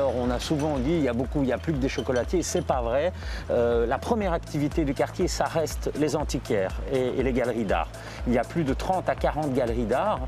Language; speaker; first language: French; native; French